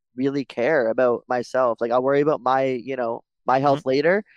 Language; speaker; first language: English; native; English